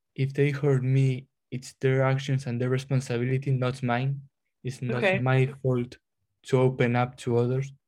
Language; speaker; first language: English; non-native, fluent; Spanish